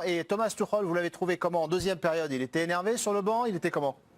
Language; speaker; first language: French; native; French